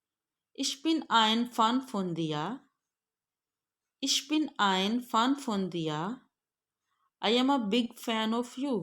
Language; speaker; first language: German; non-native, fluent; Urdu